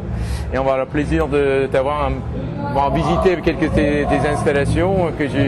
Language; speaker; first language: French; native; French